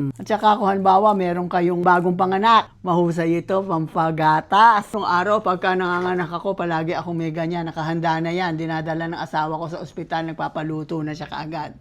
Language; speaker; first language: Filipino; native; Filipino